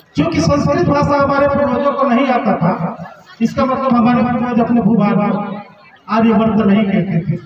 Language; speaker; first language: Hindi; non-native, local second language; Gondi